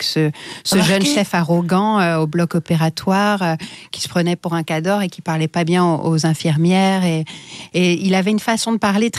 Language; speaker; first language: French; native; French